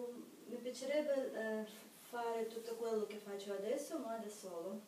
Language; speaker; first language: Italian; non-native, learner; Russian